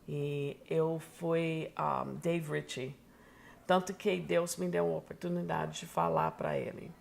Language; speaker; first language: Portuguese; non-native, fluent; English